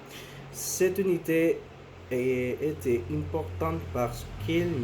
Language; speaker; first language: French; non-native, learner; Spanish